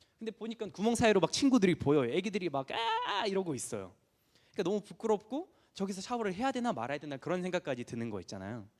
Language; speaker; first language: Korean; early bilingual, heritage; Korean